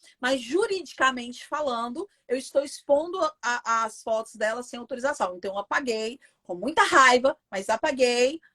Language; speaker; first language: Portuguese; native; Portuguese